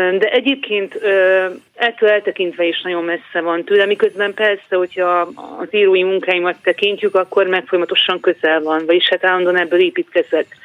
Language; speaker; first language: Hungarian; native; Hungarian